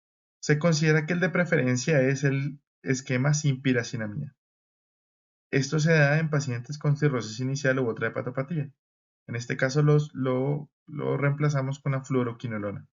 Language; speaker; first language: Spanish; native; Spanish